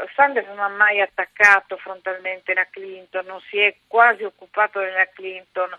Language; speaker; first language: Italian; native; Italian